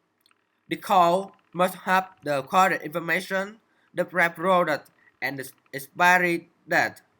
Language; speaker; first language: English; non-native, learner; Vietnamese